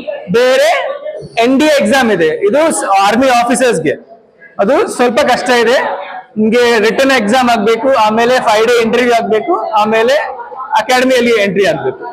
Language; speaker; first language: Kannada; non-native, learner; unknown